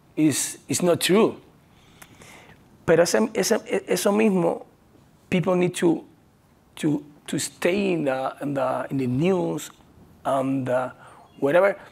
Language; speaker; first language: English; non-native, learner; Spanish